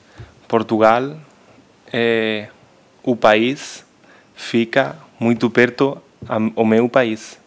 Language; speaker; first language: Portuguese; non-native, learner; Spanish